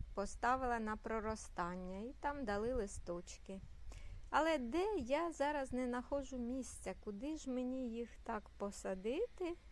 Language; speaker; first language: Ukrainian; non-native, local second language; Russian